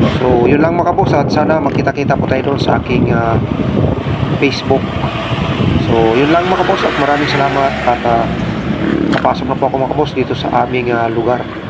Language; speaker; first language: Filipino; native; Filipino